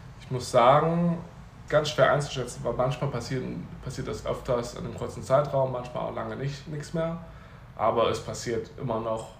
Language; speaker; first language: German; early bilingual, other home language; Chinese